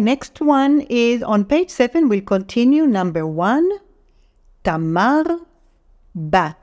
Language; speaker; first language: English; non-native, fluent; Hebrew